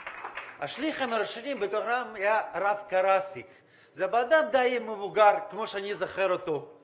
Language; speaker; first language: Hebrew; non-native, fluent; Russian